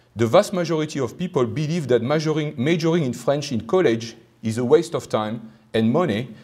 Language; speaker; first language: English; non-native, fluent; French